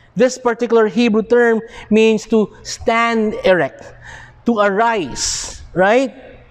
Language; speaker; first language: English; non-native, local second language; Filipino